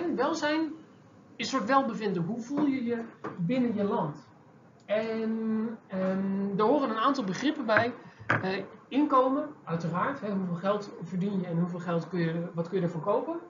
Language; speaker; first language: Dutch; native; Dutch